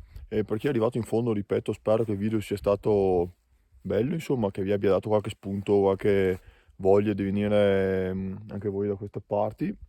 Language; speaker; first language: Italian; native; Italian